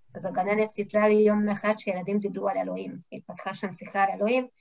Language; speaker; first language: Hebrew; non-native, fluent; Hungarian